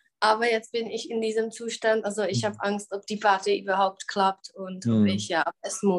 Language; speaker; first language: German; non-native, fluent; Czech